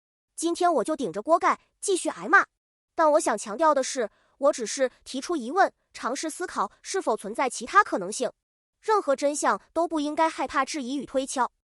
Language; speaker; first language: Chinese; native; Chinese